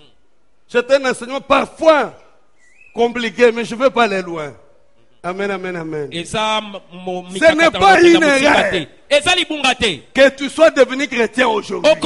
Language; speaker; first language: French; non-native, local second language; Lingala